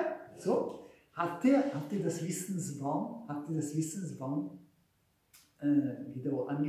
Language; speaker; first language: German; non-native, fluent; Hungarian